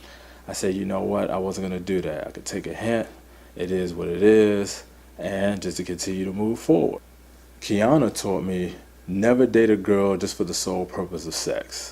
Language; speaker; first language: English; native; English